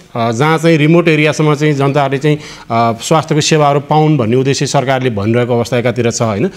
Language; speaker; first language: Nepali; native; Nepali